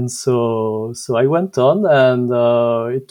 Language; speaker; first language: English; non-native, fluent; French